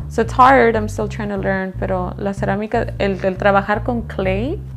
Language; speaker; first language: English; early bilingual, other home language; Spanish